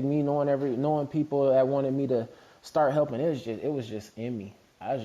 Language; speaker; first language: English; native; English